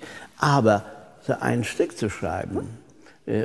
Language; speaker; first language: German; non-native, fluent; Polish